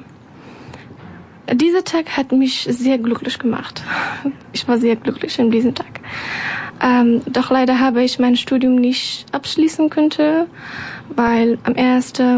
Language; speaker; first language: German; non-native, learner; Persian